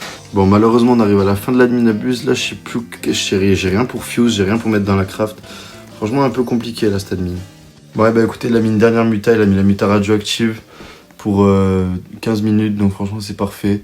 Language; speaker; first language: French; native; French